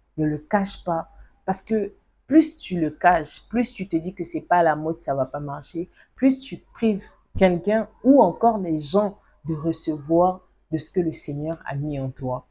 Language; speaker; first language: French; non-native, local second language; Lingala